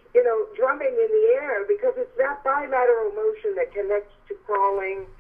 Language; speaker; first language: English; native; English